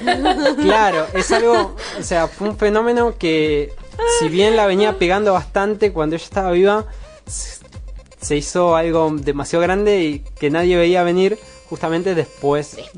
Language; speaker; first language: Spanish; native; Spanish